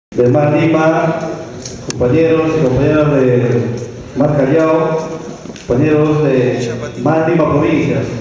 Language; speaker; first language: Spanish; native; Spanish